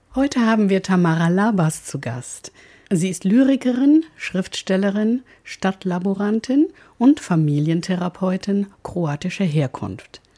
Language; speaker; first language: German; native; German